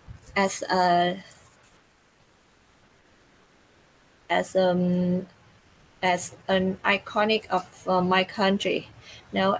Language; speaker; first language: English; non-native, learner; Vietnamese